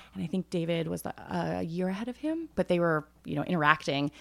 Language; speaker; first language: English; native; English